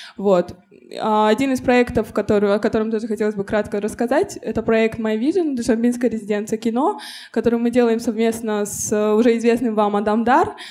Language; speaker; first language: Russian; non-native, local second language; Tajik